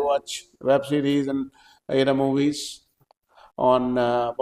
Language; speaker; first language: English; non-native, local second language; Hindi